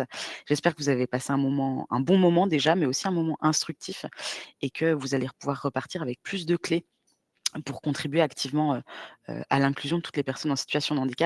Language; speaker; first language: French; native; French